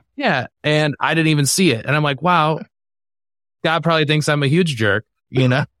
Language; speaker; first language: English; native; English